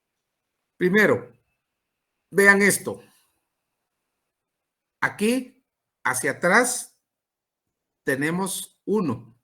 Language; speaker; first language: Spanish; native; Spanish